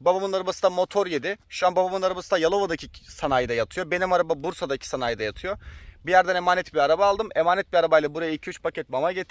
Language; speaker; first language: Turkish; native; Turkish